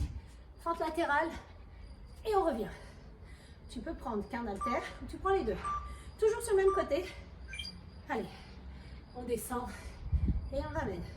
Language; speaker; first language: French; native; French